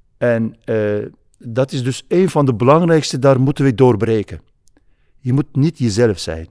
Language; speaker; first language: Dutch; non-native, fluent; Kurdish